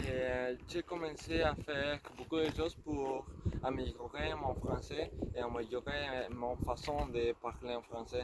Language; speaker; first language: French; non-native, learner; Spanish